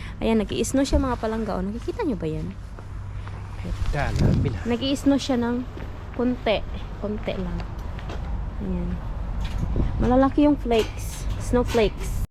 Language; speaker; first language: Filipino; non-native, local second language; Cebuano